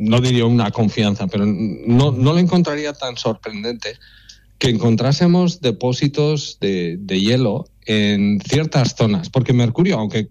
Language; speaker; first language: Spanish; native; Spanish